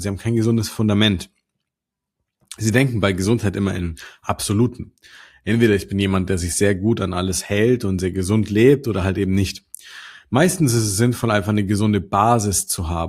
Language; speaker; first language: German; native; German